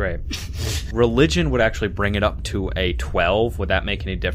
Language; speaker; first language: English; native; English